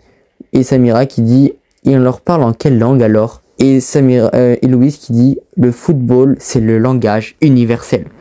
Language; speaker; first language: French; native; French